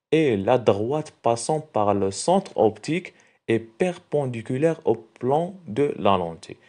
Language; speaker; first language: French; non-native, local second language; Arabic